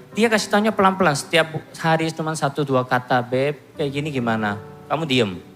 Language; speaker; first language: Indonesian; non-native, fluent; Korean